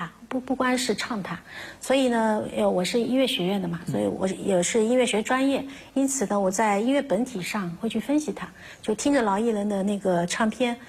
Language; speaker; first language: Chinese; non-native, local second language; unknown